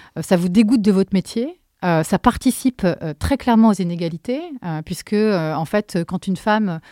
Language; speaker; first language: French; native; French